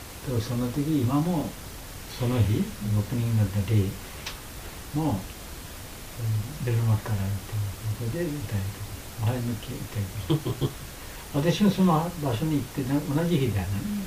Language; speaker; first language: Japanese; non-native, learner; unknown